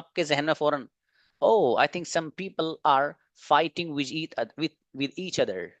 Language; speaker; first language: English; non-native, local second language; Hindi